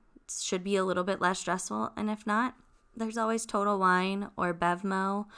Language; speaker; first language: English; native; English